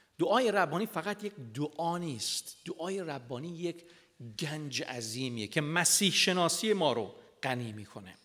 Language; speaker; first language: Persian; non-native, local second language; Armenian